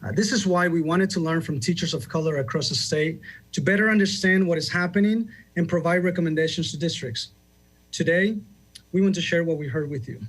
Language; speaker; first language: English; early bilingual, other home language; Spanish